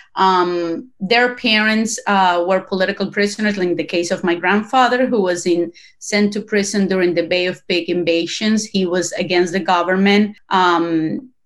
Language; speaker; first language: English; non-native, fluent; Spanish